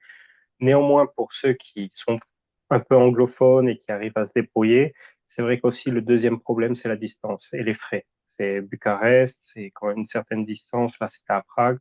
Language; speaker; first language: French; native; French